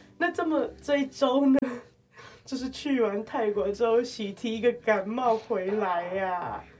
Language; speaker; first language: Chinese; non-native, local second language; Cantonese